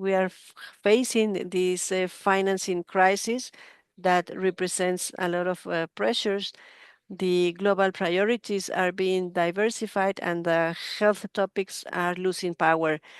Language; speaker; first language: English; non-native, fluent; Spanish